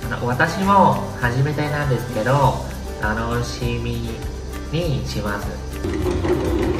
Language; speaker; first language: Japanese; non-native, learner; Vietnamese